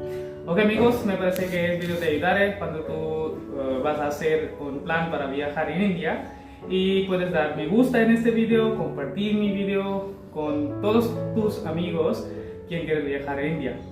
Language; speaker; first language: Spanish; non-native, learner; Hindi